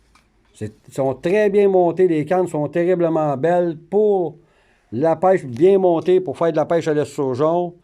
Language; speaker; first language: French; native; French